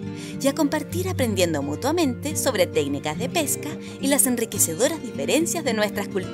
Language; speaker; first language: Spanish; native; Spanish